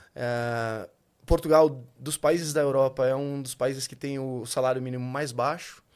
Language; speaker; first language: Portuguese; native; Portuguese